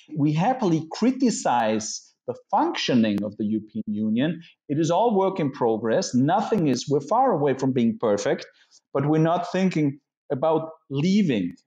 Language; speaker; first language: English; non-native, fluent; German